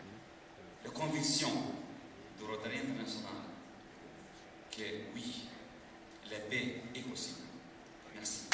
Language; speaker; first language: French; non-native, fluent; Lithuanian